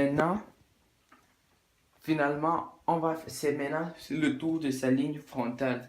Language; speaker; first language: French; non-native, local second language; English